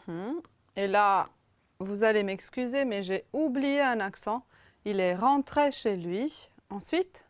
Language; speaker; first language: French; non-native, fluent; Romanian